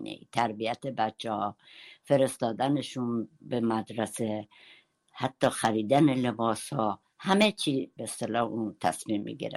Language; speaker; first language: Persian; non-native, local second language; Kurdish